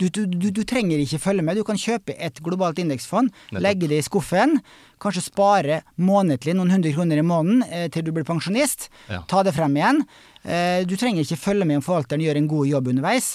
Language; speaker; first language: Norwegian; native; Norwegian